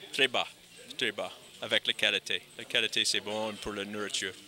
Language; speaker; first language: French; non-native, learner; English